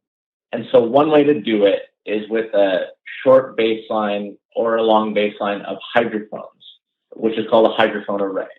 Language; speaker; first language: English; native; English